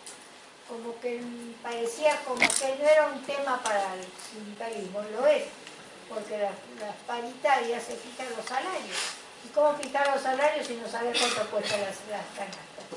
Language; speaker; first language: Spanish; native; Spanish